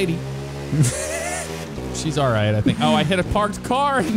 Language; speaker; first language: English; native; English